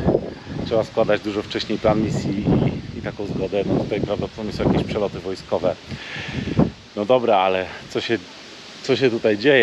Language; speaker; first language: Polish; native; Polish